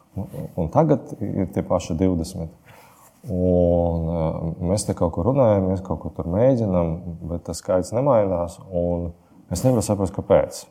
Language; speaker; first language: Latvian; non-native, local second language; Russian